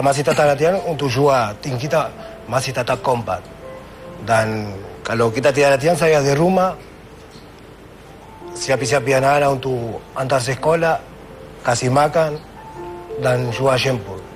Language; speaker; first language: Indonesian; non-native, fluent; Spanish